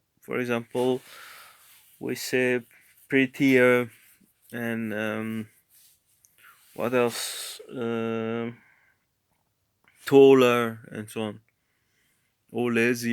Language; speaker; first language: English; non-native, fluent; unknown